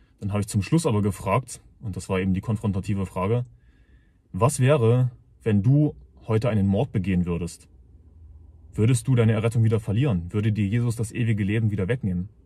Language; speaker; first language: German; native; German